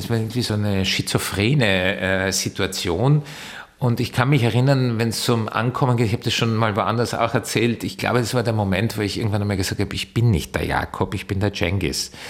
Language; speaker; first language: German; early bilingual, heritage; German